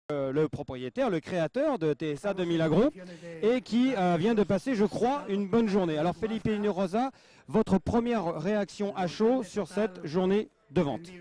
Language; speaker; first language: French; native; French